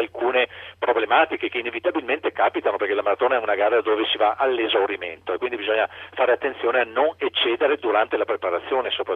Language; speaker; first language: Italian; native; Italian